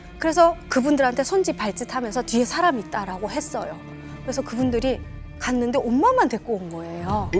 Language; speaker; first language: Korean; native; Korean